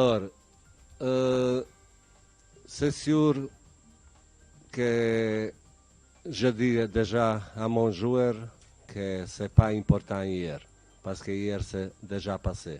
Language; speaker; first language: French; non-native, learner; Bosnian